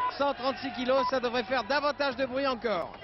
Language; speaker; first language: French; native; French